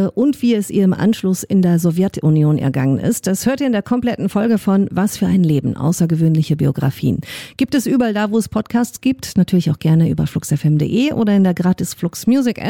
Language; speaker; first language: German; native; German